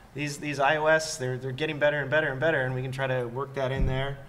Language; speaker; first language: English; native; English